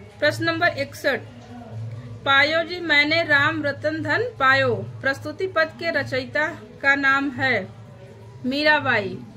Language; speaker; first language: Hindi; native; Hindi